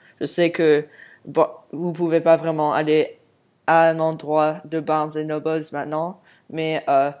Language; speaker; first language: French; non-native, fluent; English